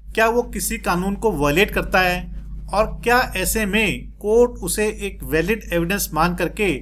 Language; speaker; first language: Hindi; native; Hindi